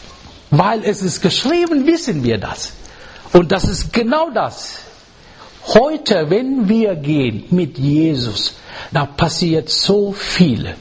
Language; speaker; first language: German; non-native, fluent; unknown